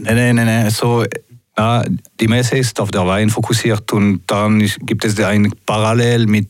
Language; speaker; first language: German; non-native, local second language; French